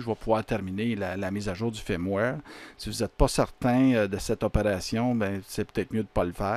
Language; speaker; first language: French; native; French